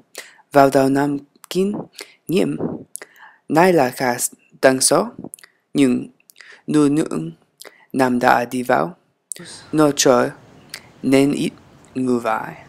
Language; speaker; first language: Vietnamese; non-native, learner; English